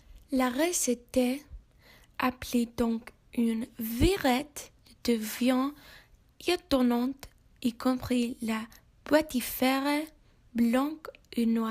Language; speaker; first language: French; non-native, learner; English